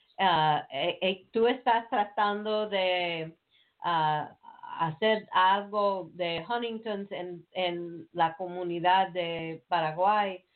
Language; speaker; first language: Spanish; non-native, learner; English